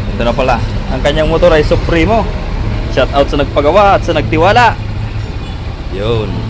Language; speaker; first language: Filipino; non-native, local second language; Bikol